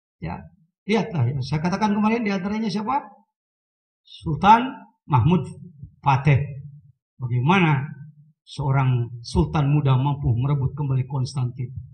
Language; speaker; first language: Indonesian; non-native, local second language; Sundanese